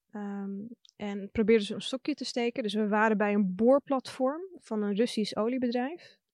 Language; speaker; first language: Dutch; early bilingual, other home language; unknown